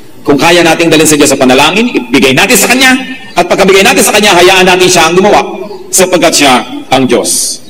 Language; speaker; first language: Filipino; native; Filipino